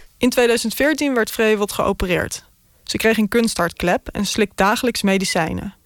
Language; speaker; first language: Dutch; native; Dutch